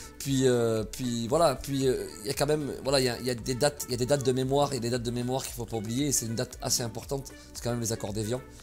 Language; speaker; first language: French; native; French